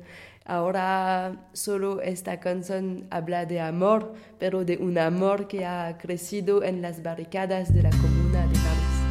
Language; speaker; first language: Spanish; non-native, fluent; French